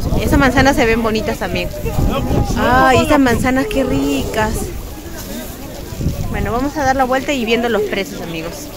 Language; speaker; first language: Spanish; native; Spanish